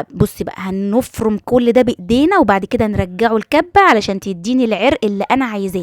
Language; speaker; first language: Arabic; native; Arabic